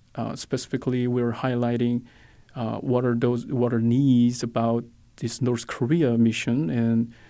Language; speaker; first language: English; non-native, fluent; Korean